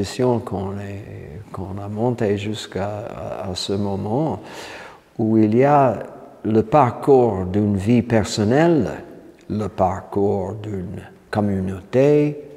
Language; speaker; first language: French; non-native, fluent; English